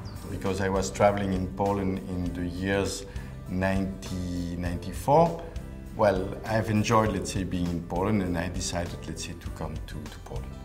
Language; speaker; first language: English; non-native, fluent; Korean